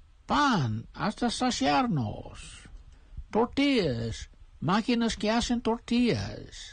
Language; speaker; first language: Spanish; non-native, fluent; English